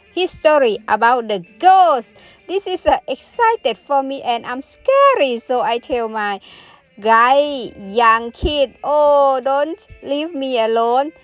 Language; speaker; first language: English; non-native, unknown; Thai